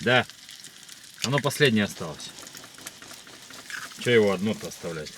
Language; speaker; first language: Russian; native; Russian